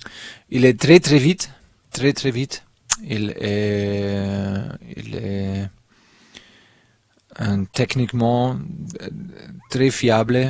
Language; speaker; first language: French; non-native, learner; German